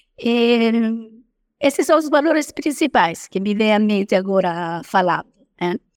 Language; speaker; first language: Portuguese; non-native, fluent; Italian